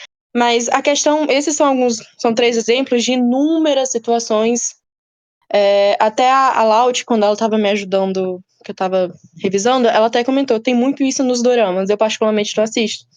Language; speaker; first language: Portuguese; native; Portuguese